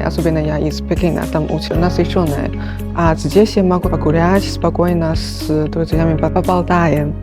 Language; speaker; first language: Russian; non-native, fluent; Chinese